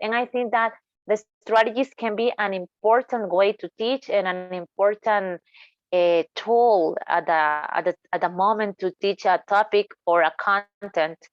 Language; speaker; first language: English; non-native, learner; Spanish